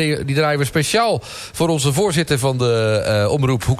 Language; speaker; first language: Dutch; native; Dutch